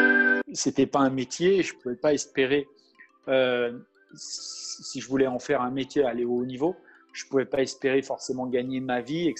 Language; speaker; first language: French; native; French